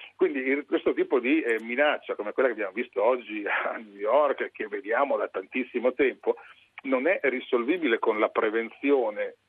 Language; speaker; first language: Italian; non-native, fluent; Arabic